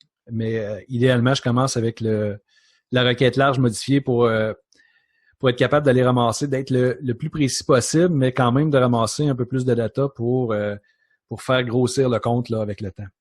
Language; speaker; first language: French; native; French